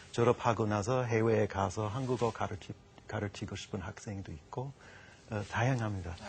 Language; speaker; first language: Korean; non-native, fluent; English